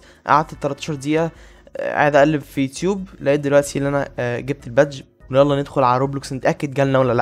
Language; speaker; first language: Arabic; native; Arabic